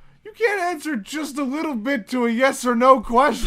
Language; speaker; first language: English; native; English